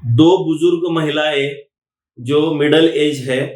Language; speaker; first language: Hindi; non-native, local second language; Marathi